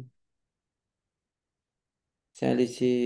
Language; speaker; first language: French; non-native, learner; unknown